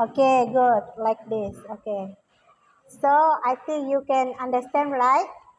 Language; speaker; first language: English; non-native, learner; Indonesian